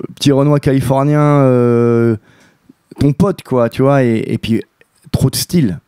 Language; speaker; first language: French; native; French